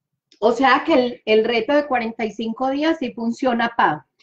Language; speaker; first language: Spanish; native; Spanish